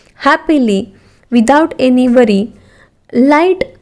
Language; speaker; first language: English; non-native, local second language; Marathi